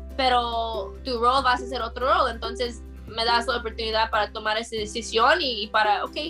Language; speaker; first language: Spanish; early bilingual, heritage; Spanish